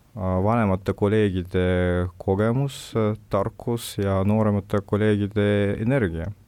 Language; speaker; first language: Estonian; non-native, local second language; Russian